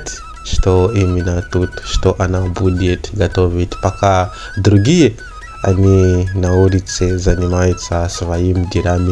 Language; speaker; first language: Russian; non-native, learner; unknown